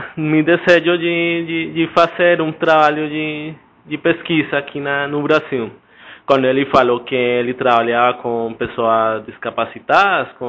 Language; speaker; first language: Portuguese; non-native, fluent; Spanish